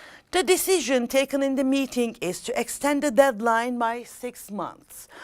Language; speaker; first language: English; non-native, fluent; Turkish